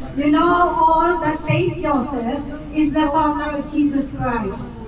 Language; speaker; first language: English; non-native, local second language; Filipino